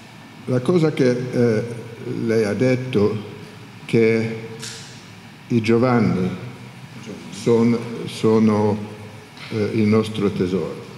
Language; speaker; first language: Italian; non-native, learner; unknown